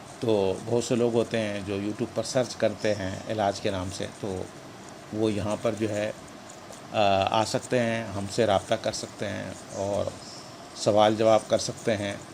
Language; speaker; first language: Urdu; native; Urdu